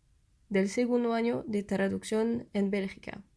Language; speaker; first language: Spanish; non-native, fluent; French